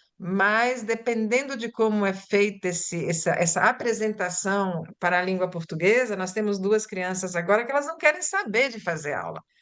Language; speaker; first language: Portuguese; early bilingual, other home language; Italian